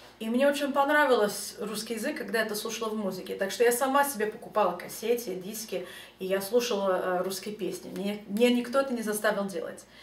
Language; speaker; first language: Russian; early bilingual, heritage; Russian